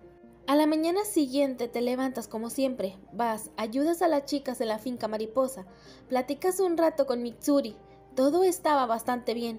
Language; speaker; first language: Spanish; native; Spanish